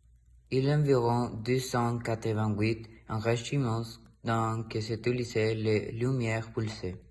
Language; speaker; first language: French; non-native, learner; Spanish